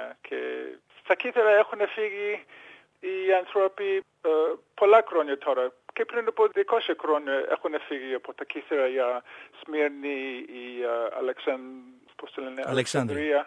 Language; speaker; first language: Greek; early bilingual, heritage; English